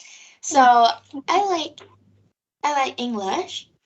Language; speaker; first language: English; non-native, learner; Vietnamese